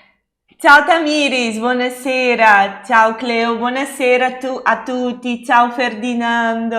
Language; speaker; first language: Italian; non-native, fluent; Portuguese